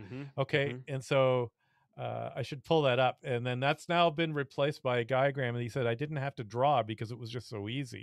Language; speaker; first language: English; native; English